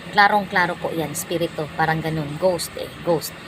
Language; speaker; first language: Filipino; non-native, local second language; Cebuano